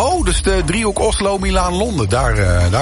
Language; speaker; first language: Dutch; native; Dutch